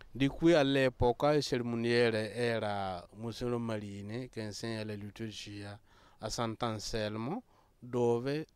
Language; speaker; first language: Italian; non-native, fluent; Mossi